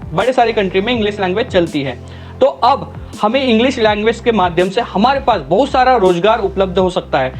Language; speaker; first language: Hindi; non-native, local second language; Marathi